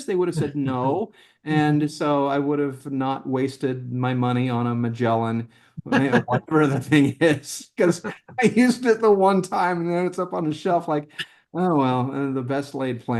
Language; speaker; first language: English; native; English